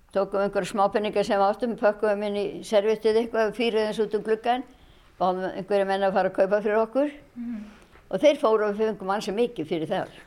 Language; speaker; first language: Icelandic; native; Icelandic